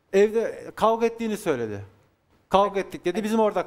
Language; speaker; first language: Turkish; native; Turkish